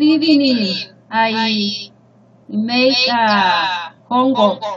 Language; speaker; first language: English; non-native, learner; Spanish